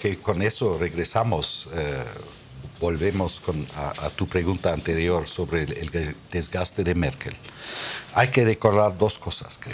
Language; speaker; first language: Spanish; non-native, fluent; German